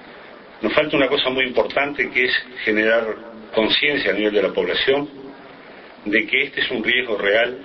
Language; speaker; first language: Spanish; native; Spanish